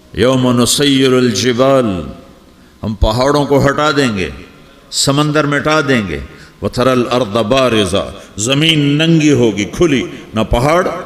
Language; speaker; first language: Urdu; non-native, local second language; Punjabi